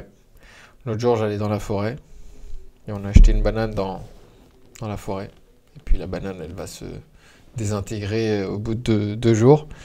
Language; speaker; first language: French; native; French